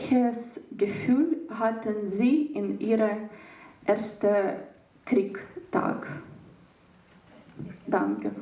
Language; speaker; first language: German; non-native, learner; Ukrainian